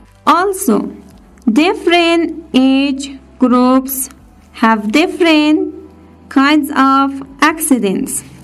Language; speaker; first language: English; non-native, fluent; Persian